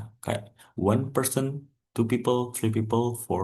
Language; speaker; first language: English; non-native, fluent; Indonesian